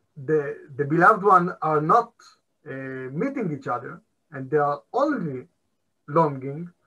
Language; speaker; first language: English; non-native, fluent; Hebrew